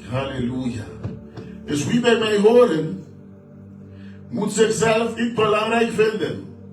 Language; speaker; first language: Dutch; non-native, fluent; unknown